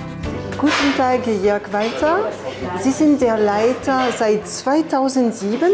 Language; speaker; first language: German; non-native, fluent; French